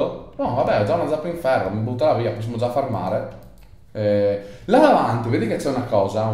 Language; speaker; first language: Italian; native; Italian